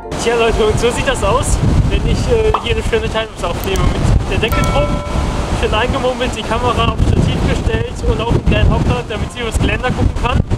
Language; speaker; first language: German; native; German